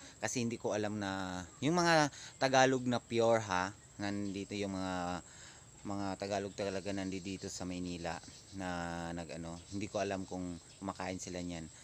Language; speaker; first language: Filipino; non-native, local second language; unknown